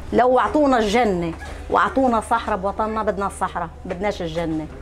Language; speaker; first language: Arabic; native; Arabic